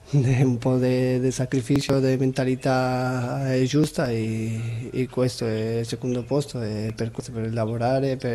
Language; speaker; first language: Italian; non-native, fluent; Spanish